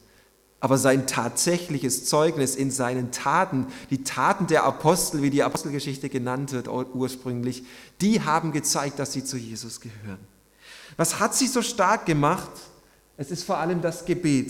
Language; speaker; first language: German; native; German